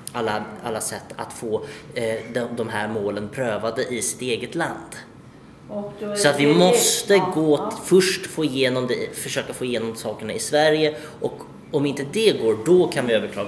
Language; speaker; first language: Swedish; native; Swedish